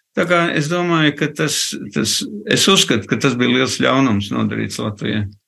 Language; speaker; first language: Latvian; native; Latvian